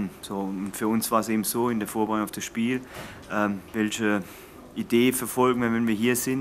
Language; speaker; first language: German; native; German